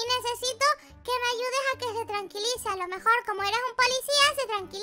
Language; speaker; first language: Spanish; native; Spanish